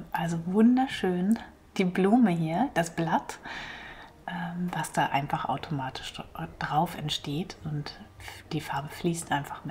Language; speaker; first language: German; native; German